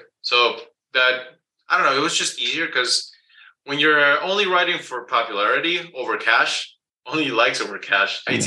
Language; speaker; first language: English; non-native, fluent; Spanish